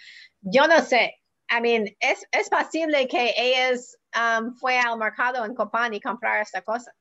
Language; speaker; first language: Spanish; non-native, learner; English